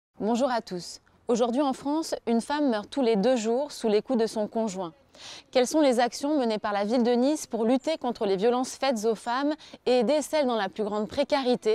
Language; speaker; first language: French; native; French